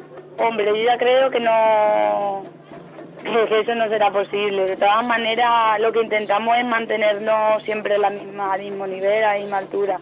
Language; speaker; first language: Spanish; native; Spanish